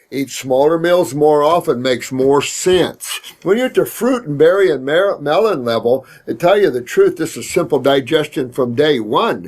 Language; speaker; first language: English; native; English